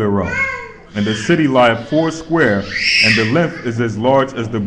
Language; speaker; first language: English; native; English